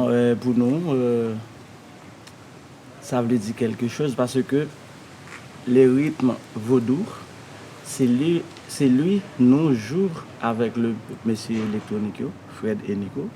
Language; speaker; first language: French; non-native, learner; Haitian Creole